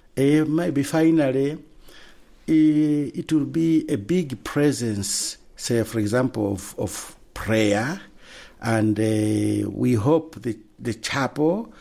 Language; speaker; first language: English; non-native, local second language; Nyanja